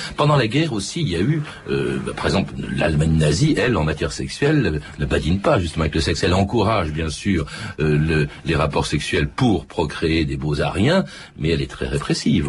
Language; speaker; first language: French; native; French